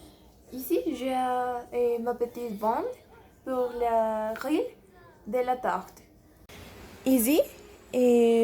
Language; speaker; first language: French; non-native, learner; Spanish